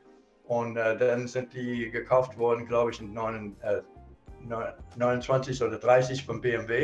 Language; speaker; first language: German; non-native, fluent; English